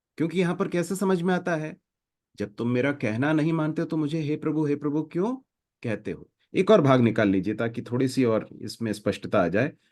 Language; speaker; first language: Hindi; native; Hindi